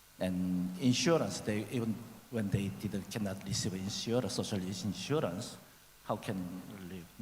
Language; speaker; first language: English; non-native, learner; Korean